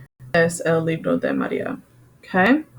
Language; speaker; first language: Spanish; non-native, fluent; English